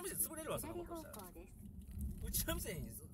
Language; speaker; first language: Japanese; native; Japanese